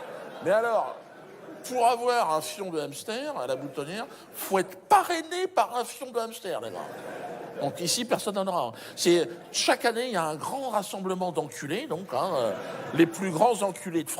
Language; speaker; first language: French; native; French